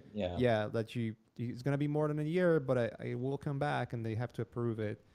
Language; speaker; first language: English; non-native, fluent; Polish